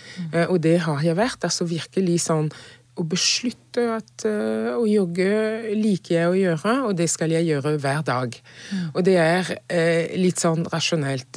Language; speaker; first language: Norwegian; non-native, fluent; French